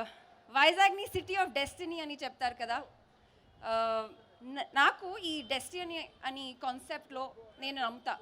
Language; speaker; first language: Telugu; non-native, local second language; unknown